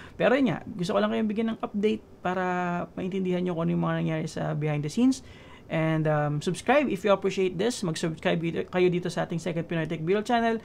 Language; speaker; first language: Filipino; native; Filipino